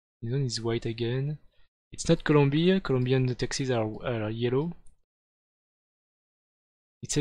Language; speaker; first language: English; non-native, fluent; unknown